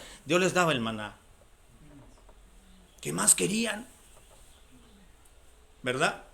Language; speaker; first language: Spanish; native; Spanish